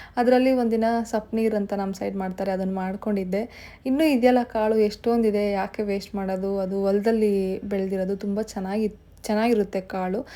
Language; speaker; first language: Kannada; native; Kannada